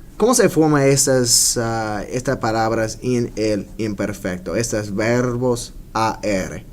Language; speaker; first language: Spanish; non-native, fluent; English